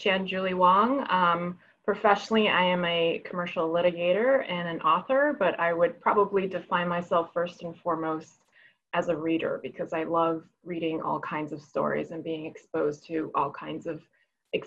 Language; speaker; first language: English; early bilingual, other home language; Chinese